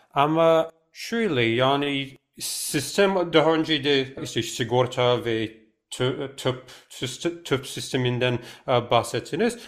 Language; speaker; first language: Turkish; non-native, fluent; English